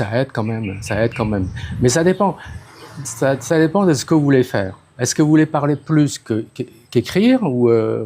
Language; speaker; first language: French; non-native, fluent; Khmer